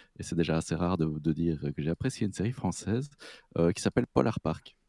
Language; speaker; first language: French; native; French